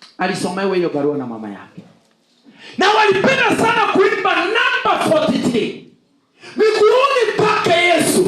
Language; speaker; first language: Swahili; non-native, local second language; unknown